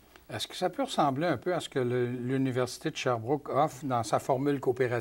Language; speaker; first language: French; native; French